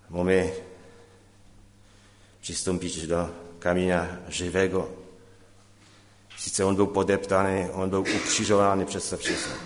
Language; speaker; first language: Polish; non-native, learner; Czech